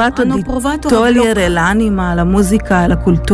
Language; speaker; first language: Italian; non-native, fluent; Hebrew